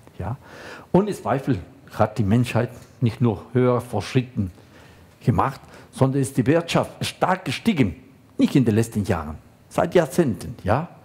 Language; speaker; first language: German; non-native, fluent; Spanish